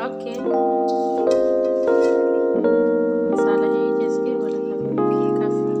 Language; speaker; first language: Arabic; non-native, learner; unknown